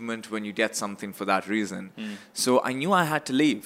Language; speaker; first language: English; non-native, local second language; Urdu